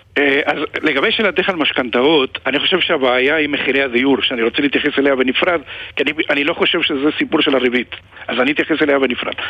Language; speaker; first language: Hebrew; non-native, fluent; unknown